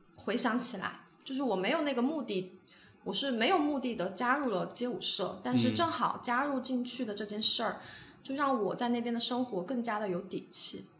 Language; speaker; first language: Chinese; native; Chinese